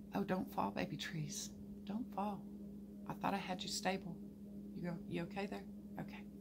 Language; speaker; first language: English; native; English